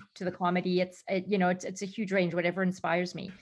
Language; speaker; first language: English; native; English